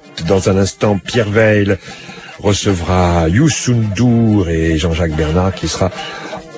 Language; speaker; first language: French; native; French